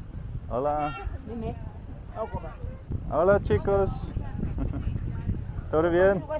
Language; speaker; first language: Spanish; non-native, learner; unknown